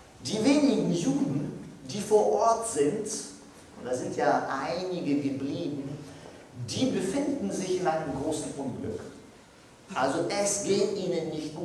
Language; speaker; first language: German; non-native, fluent; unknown